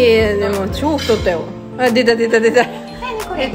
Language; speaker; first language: Japanese; native; Japanese